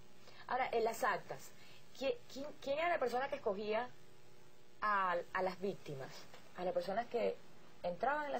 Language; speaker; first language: Spanish; native; Spanish